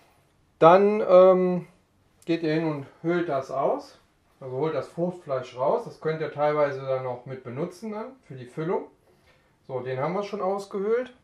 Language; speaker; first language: German; native; German